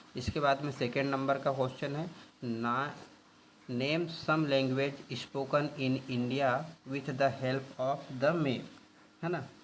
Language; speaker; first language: Hindi; native; Hindi